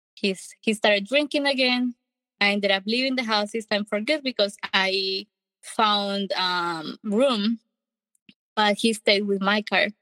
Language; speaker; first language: English; non-native, fluent; Spanish